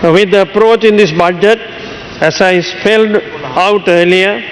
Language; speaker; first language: English; non-native, local second language; Sinhala